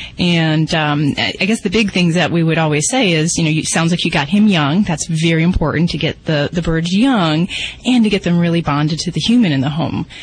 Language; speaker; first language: English; native; English